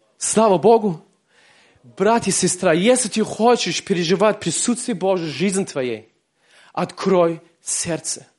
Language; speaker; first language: Russian; early bilingual, heritage; Russian